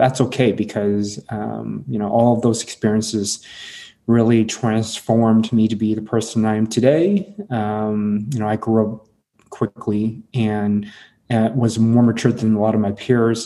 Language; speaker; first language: English; early bilingual, other home language; Hmong